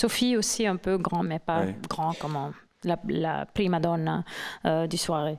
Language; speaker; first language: French; non-native, fluent; English